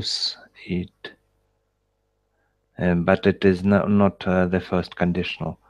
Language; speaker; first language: English; non-native, learner; Russian